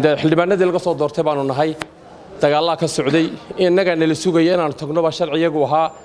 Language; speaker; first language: Somali; native; Somali